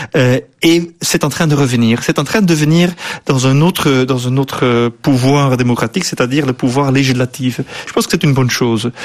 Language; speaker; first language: French; non-native, fluent; Dutch